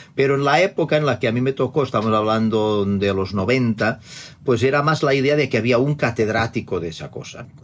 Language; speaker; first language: Spanish; non-native, local second language; Catalan